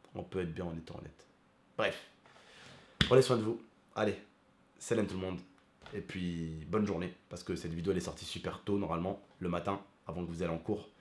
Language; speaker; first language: French; early bilingual, other home language; Arabic